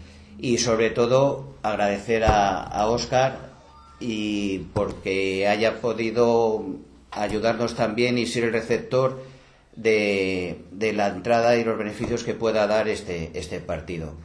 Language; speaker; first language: Spanish; native; Spanish